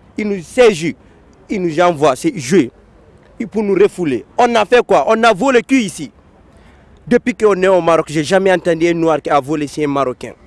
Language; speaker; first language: French; non-native, local second language; Fula